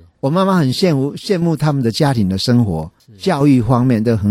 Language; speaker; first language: Chinese; native; Chinese